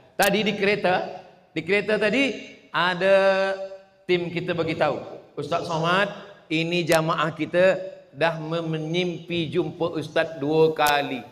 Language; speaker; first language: Malay; native; Malay